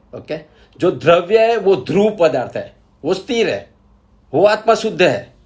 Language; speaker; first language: Hindi; non-native, local second language; Gujarati